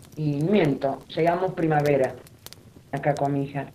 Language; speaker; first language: Spanish; non-native, fluent; Armenian